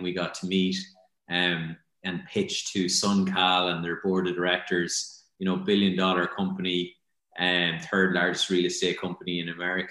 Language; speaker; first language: English; native; English